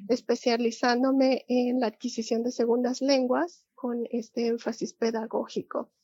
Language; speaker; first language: Spanish; native; Spanish